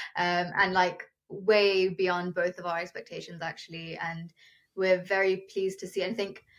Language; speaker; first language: English; non-native, local second language; Telugu